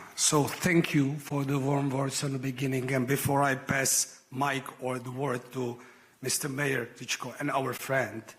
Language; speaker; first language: English; non-native, fluent; Czech